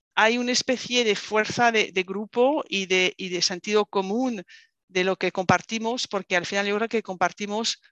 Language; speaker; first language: Spanish; non-native, fluent; French